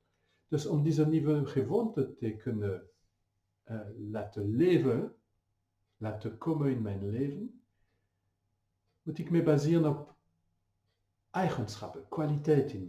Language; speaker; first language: Dutch; non-native, fluent; French